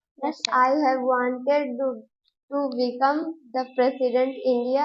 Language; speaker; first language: English; non-native, learner; Hindi